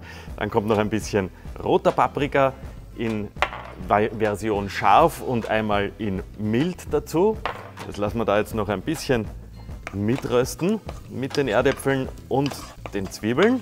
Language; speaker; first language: German; native; German